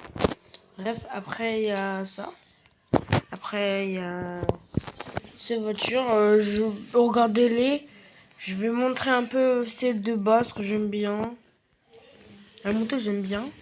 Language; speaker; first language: French; native; French